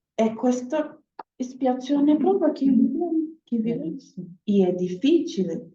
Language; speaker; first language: Italian; non-native, learner; Portuguese